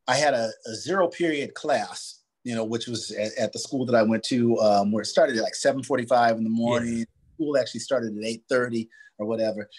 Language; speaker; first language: English; native; English